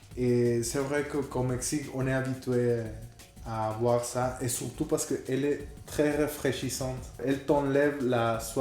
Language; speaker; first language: French; non-native, fluent; Spanish